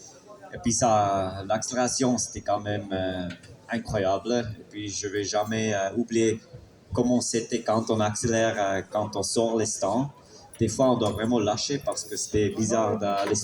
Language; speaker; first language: French; non-native, fluent; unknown